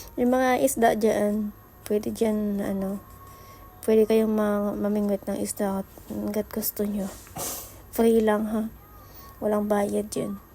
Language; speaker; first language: Filipino; native; Filipino